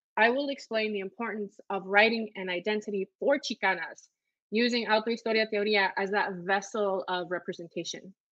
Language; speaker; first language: English; early bilingual, other home language; Spanish